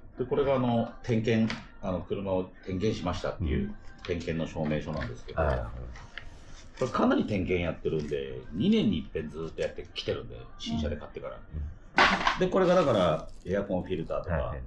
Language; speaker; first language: Japanese; native; Japanese